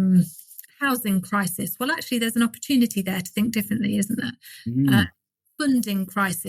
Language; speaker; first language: English; native; English